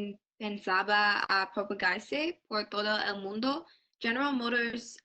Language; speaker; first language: Spanish; non-native, learner; English